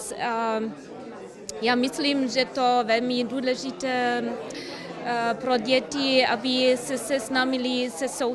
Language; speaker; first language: Czech; non-native, fluent; German